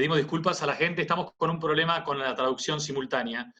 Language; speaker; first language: Spanish; native; Spanish